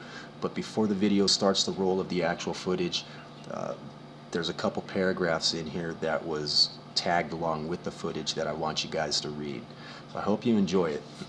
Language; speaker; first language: English; native; English